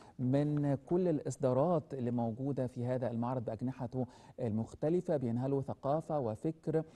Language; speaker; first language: Arabic; native; Arabic